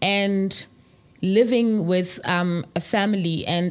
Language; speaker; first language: English; non-native, local second language; Zulu